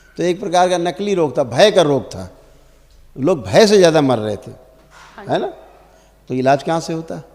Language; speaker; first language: Hindi; native; Hindi